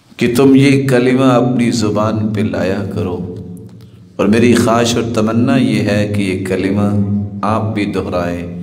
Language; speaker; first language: Urdu; non-native, local second language; Punjabi